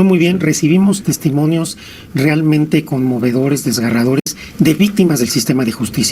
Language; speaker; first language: Spanish; native; Spanish